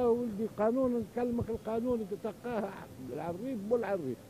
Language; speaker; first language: Arabic; native; Arabic